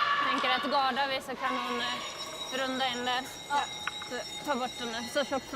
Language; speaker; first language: Swedish; native; Swedish